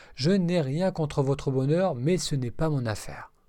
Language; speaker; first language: French; non-native, local second language; Arabic